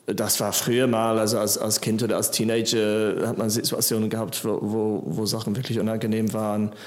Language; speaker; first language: German; non-native, fluent; English